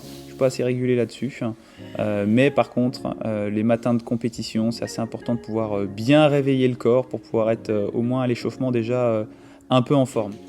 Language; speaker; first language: French; native; French